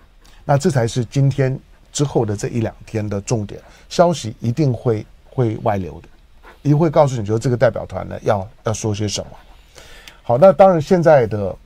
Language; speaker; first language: Chinese; native; Chinese